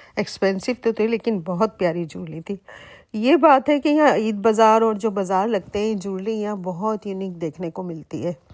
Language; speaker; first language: Urdu; native; Urdu